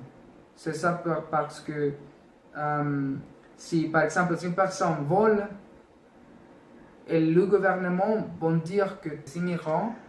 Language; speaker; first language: French; non-native, learner; Spanish